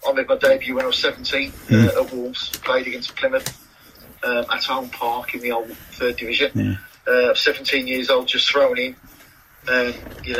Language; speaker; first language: English; native; English